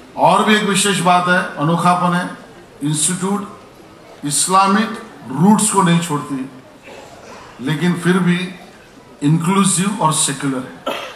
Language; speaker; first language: Hindi; non-native, local second language; Marathi